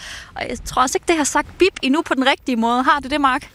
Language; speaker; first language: Danish; native; Danish